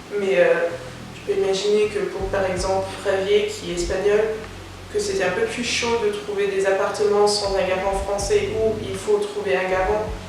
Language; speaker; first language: French; non-native, local second language; Luxembourgish